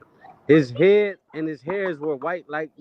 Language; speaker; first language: English; native; English